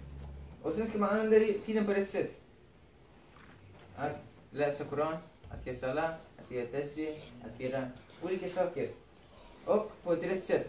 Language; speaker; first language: Swedish; non-native, fluent; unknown